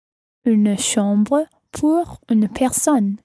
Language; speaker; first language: French; non-native, learner; English